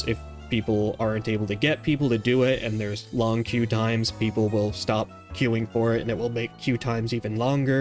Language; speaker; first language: English; native; English